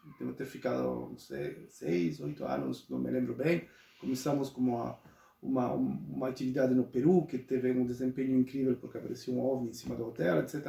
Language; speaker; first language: Portuguese; non-native, local second language; Spanish